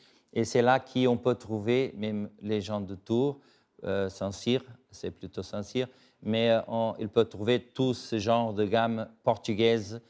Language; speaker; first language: French; non-native, fluent; Portuguese